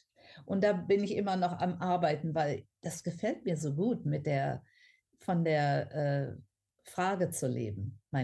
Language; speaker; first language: German; non-native, fluent; English